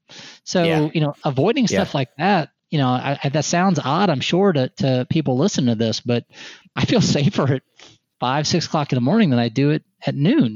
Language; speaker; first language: English; native; English